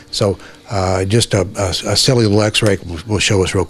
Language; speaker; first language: English; native; English